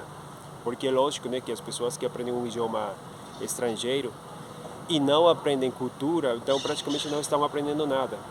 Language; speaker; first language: Portuguese; non-native, fluent; Spanish